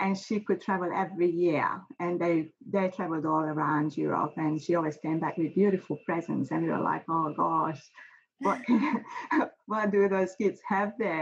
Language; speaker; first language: English; non-native, fluent; Hungarian